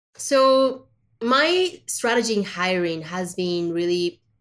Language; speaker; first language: English; non-native, fluent; Spanish